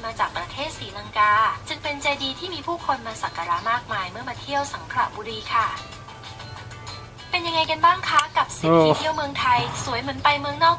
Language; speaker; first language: Thai; native; Thai